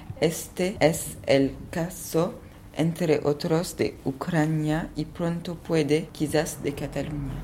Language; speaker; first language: Spanish; non-native, learner; French